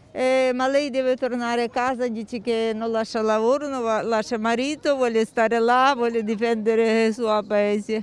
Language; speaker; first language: Italian; non-native, learner; Ukrainian